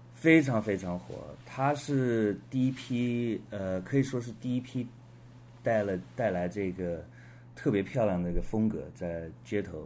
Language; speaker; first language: Chinese; early bilingual, heritage; Chinese